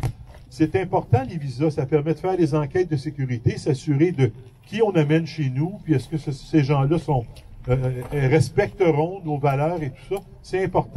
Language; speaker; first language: French; native; French